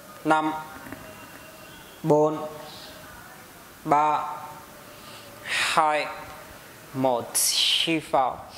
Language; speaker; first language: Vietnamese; non-native, learner; Hindi